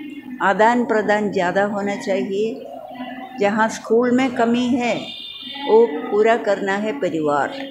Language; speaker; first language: Hindi; non-native, local second language; Malayalam